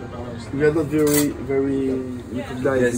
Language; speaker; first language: English; non-native, learner; French